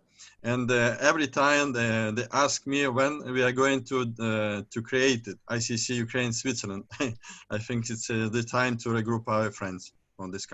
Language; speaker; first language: English; non-native, learner; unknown